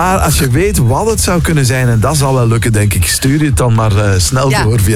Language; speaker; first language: Dutch; native; Dutch